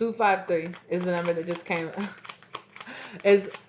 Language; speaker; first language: English; native; English